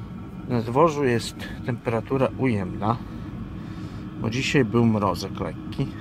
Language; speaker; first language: Polish; native; Polish